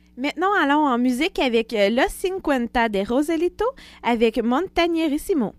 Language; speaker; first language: French; native; French